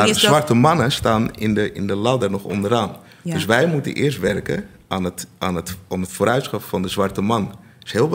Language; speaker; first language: Dutch; native; Dutch